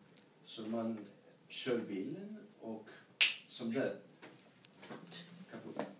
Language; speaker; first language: Swedish; non-native, learner; English